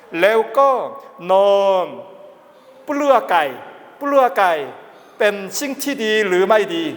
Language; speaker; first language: Thai; non-native, learner; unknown